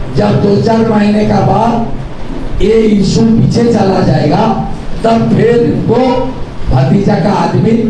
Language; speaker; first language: Hindi; non-native, local second language; Bangla